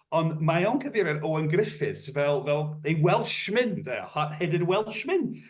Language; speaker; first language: Welsh; non-native, fluent; English